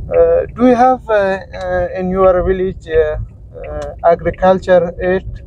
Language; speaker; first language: English; non-native, learner; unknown